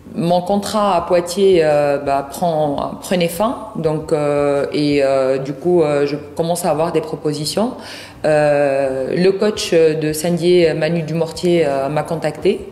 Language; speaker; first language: French; non-native, local second language; Arabic